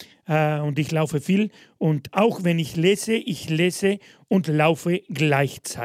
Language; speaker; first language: German; non-native, fluent; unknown